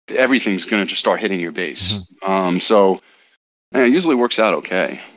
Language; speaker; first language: English; native; English